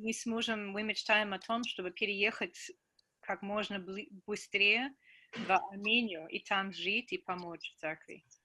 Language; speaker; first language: Russian; non-native, fluent; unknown